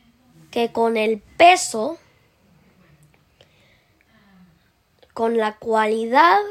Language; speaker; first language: Spanish; early bilingual, heritage; Spanish